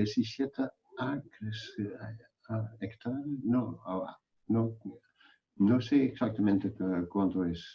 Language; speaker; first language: Spanish; non-native, fluent; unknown